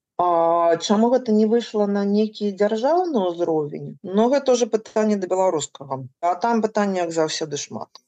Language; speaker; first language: Belarusian; native; Belarusian